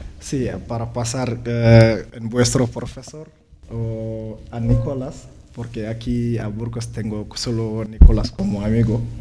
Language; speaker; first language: Spanish; non-native, learner; Wolof